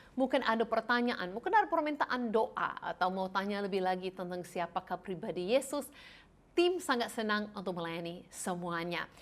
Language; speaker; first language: Indonesian; non-native, fluent; English